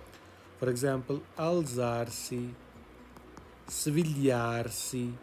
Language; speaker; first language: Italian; non-native, fluent; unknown